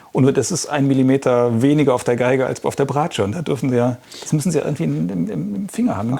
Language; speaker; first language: German; native; German